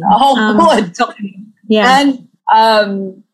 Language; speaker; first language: English; non-native, local second language; Tausug